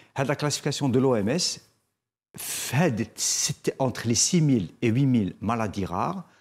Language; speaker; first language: French; non-native, local second language; Arabic